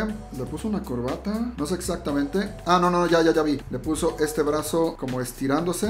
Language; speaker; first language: Spanish; native; Spanish